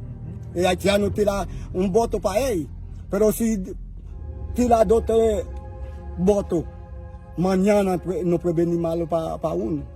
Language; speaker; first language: Spanish; non-native, learner; Haitian Creole